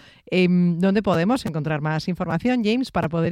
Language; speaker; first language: Spanish; native; Spanish